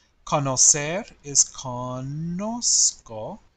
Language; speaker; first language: Spanish; non-native, learner; English